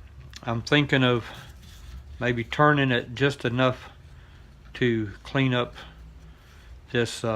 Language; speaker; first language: English; native; English